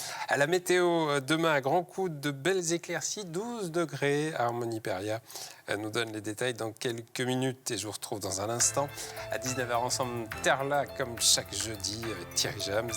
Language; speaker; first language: French; native; French